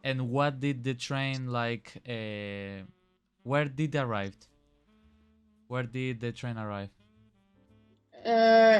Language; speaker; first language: English; non-native, fluent; Spanish